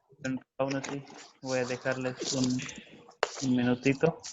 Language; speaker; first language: Spanish; non-native, fluent; Hindi